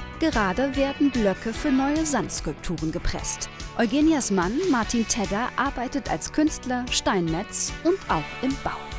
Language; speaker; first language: German; native; German